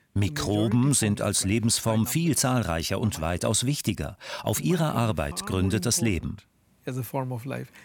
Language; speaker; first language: German; non-native, fluent; Hindi